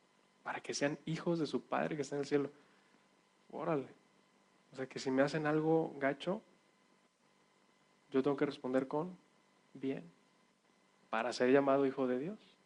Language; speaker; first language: Spanish; native; Spanish